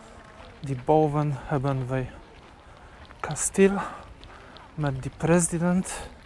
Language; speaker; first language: Dutch; non-native, learner; Polish